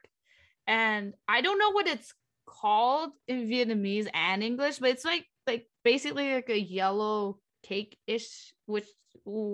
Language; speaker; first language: English; non-native, fluent; Vietnamese